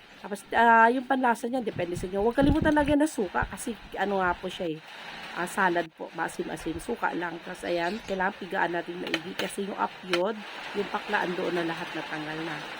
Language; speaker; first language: Filipino; non-native, local second language; Cebuano